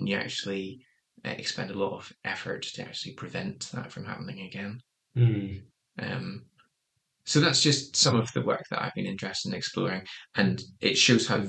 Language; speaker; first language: English; native; English